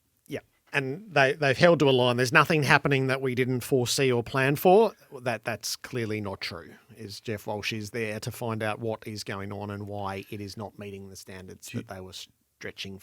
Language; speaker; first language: English; native; English